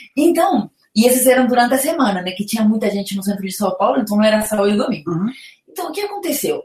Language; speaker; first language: Portuguese; non-native, fluent; Spanish